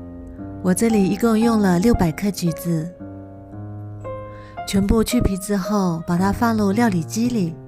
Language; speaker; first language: Chinese; native; Chinese